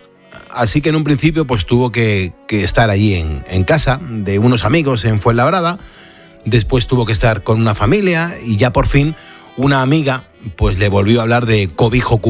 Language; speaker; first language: Spanish; native; Spanish